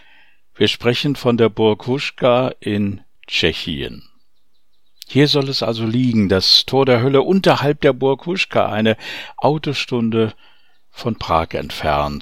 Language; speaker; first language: German; native; German